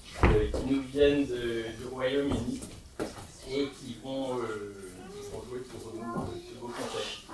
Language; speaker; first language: French; native; French